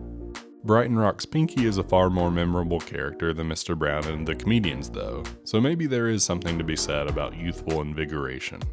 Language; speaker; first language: English; native; English